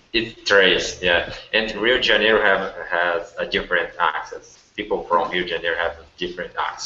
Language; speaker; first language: English; non-native, learner; Portuguese